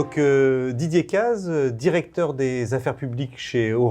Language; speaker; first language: French; native; French